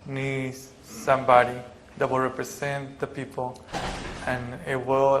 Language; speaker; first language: English; non-native, fluent; Spanish